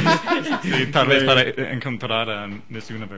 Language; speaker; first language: Spanish; non-native, learner; English